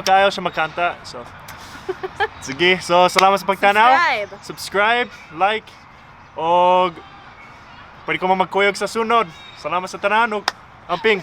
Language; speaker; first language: Cebuano; non-native, learner; English